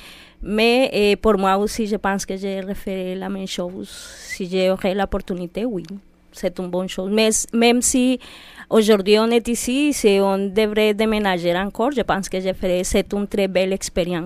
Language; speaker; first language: French; non-native, fluent; Spanish